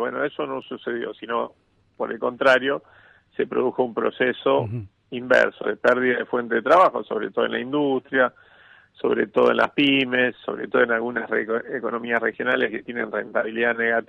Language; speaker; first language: Spanish; native; Spanish